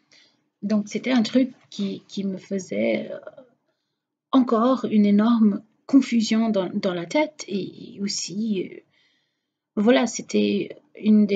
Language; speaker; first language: French; non-native, fluent; Portuguese